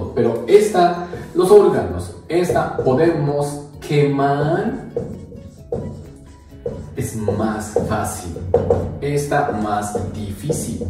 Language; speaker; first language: Spanish; non-native, learner; Japanese